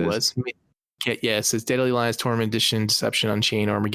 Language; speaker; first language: English; native; English